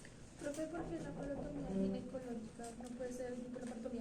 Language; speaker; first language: Spanish; native; Spanish